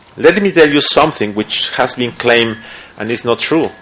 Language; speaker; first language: English; non-native, fluent; Spanish